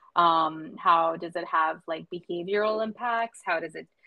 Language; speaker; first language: English; non-native, local second language; Hindi